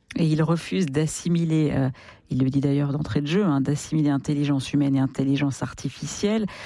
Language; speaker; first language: French; native; French